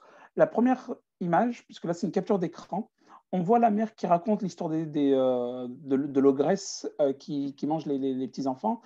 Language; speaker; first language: French; native; French